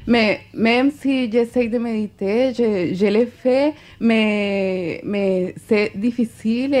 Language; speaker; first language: French; non-native, fluent; Spanish